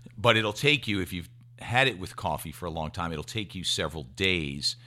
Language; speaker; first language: English; native; English